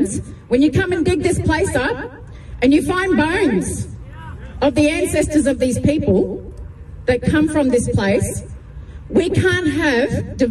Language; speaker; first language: English; native; English